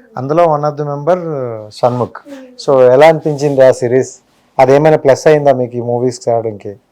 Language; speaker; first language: Telugu; native; Telugu